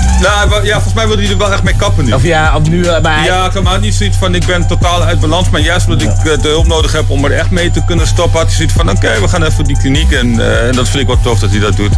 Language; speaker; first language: Dutch; native; Dutch